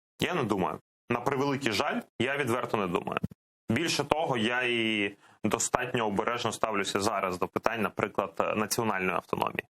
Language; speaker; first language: Ukrainian; non-native, local second language; Russian